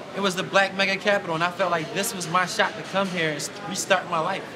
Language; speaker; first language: English; native; English